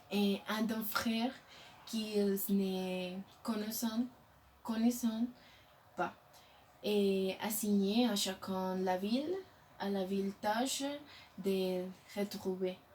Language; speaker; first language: French; non-native, learner; Spanish